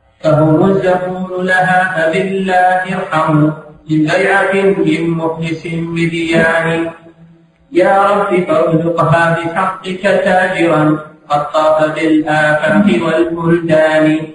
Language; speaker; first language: Arabic; native; Arabic